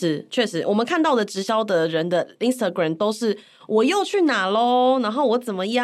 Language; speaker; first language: Chinese; native; Chinese